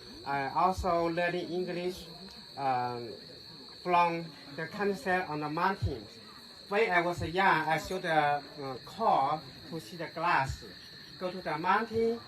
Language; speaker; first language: English; non-native, learner; Chinese